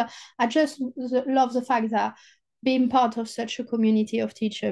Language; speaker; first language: English; non-native, fluent; French